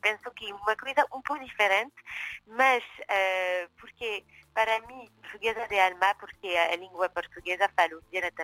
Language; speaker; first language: Portuguese; non-native, fluent; French